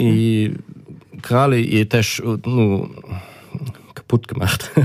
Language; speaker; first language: Ukrainian; early bilingual, heritage; German